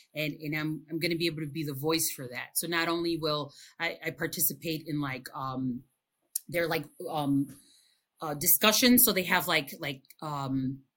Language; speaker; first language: English; early bilingual, other home language; Spanish